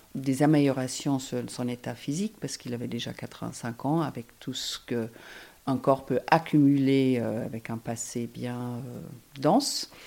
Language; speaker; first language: French; non-native, fluent; German